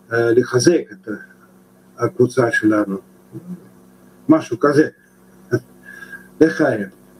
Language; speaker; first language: Hebrew; non-native, learner; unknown